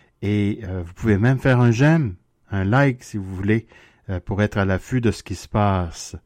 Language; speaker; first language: French; native; French